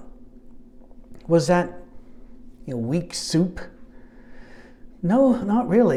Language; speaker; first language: English; native; English